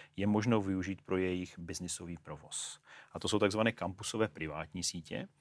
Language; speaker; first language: Czech; native; Czech